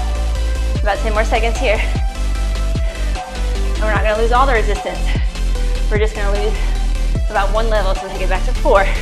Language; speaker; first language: English; native; English